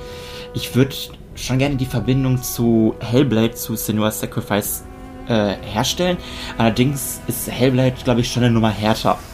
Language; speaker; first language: German; native; German